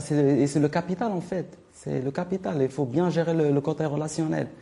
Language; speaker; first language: French; non-native, local second language; Arabic